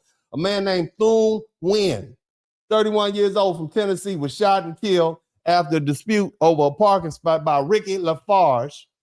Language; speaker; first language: English; native; English